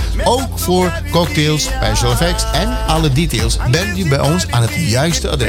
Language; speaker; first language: Dutch; native; Dutch